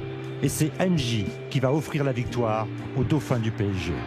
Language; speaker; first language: French; native; French